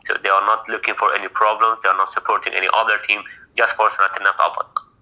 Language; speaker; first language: English; non-native, fluent; Persian